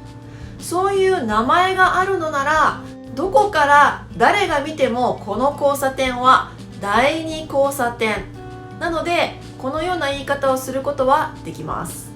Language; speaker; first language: Japanese; native; Japanese